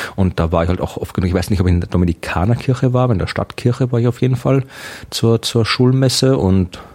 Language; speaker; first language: German; native; German